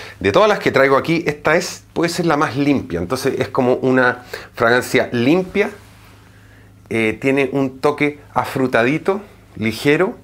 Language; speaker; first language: Spanish; native; Spanish